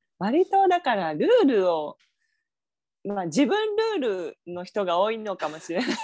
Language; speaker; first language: Japanese; native; Japanese